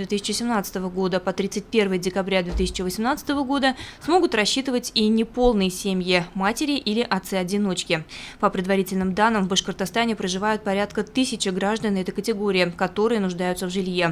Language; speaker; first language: Russian; native; Russian